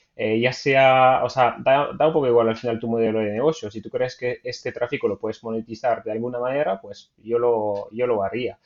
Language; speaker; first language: Spanish; non-native, fluent; French